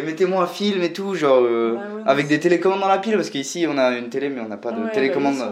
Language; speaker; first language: French; native; French